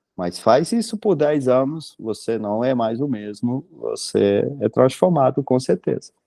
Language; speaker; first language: Portuguese; non-native, fluent; German